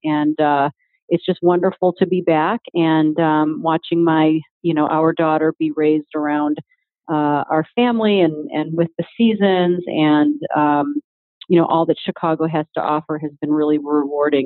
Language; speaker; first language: English; native; English